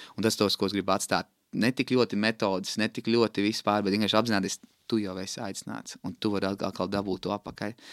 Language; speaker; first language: Latvian; native; Latvian